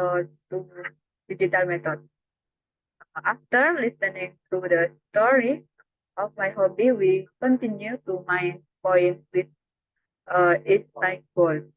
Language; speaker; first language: English; non-native, learner; Indonesian